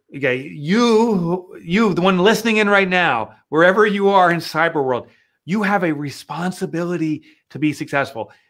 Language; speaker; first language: English; native; English